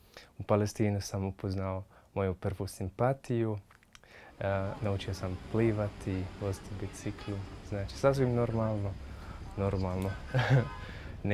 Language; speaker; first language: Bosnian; non-native, fluent; Arabic